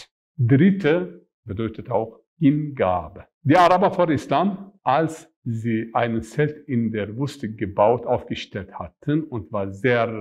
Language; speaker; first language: German; non-native, fluent; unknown